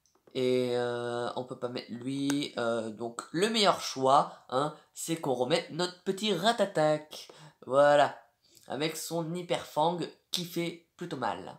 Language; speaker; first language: French; native; French